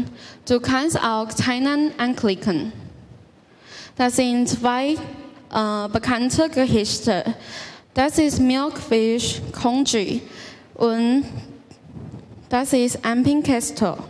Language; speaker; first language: German; non-native, learner; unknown